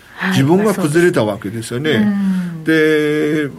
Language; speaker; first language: Japanese; non-native, fluent; Chinese